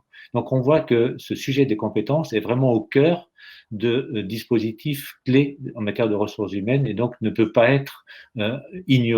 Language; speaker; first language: French; native; French